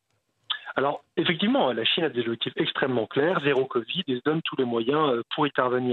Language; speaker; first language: French; native; French